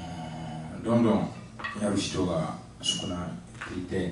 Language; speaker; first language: Japanese; non-native, fluent; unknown